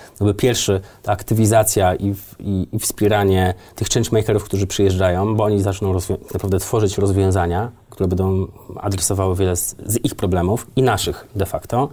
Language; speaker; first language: Polish; native; Polish